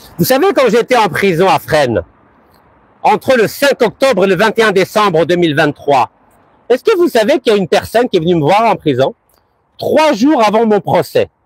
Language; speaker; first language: French; early bilingual, other home language; Arabic